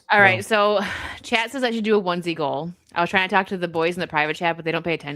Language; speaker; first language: English; native; English